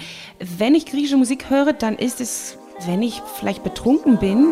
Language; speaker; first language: German; non-native, fluent; Greek